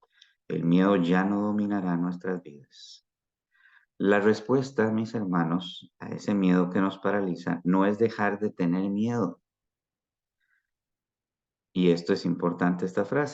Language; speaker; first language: Spanish; native; Spanish